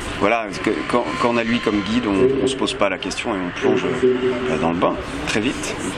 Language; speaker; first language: French; native; French